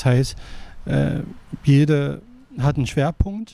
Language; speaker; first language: German; non-native, fluent; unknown